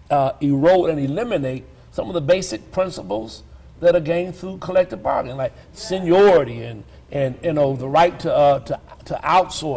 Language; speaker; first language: English; native; English